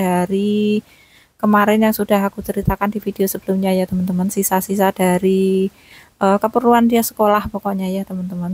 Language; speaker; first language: Indonesian; native; Indonesian